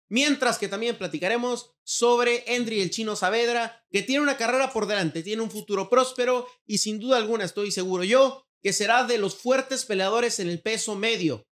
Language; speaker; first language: Spanish; native; Spanish